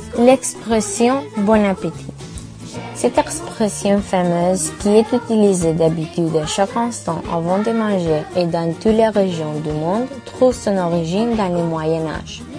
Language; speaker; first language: French; non-native, learner; Catalan